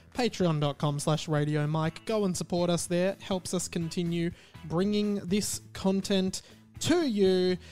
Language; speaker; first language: English; native; English